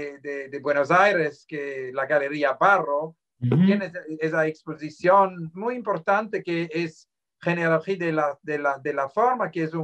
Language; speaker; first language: Spanish; non-native, fluent; Swiss German